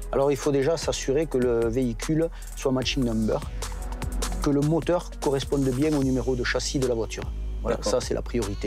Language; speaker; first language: French; native; French